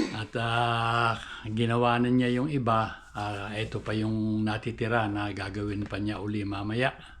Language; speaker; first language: Filipino; native; Filipino